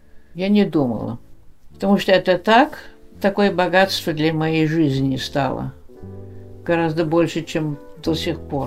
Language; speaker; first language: Russian; early bilingual, heritage; Russian